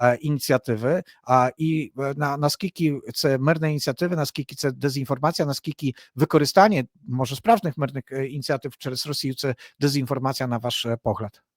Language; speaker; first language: Polish; non-native, learner; Ukrainian